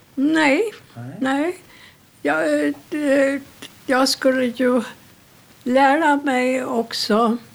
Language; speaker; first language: Swedish; non-native, fluent; German